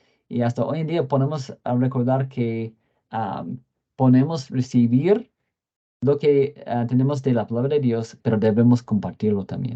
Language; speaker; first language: Spanish; non-native, fluent; English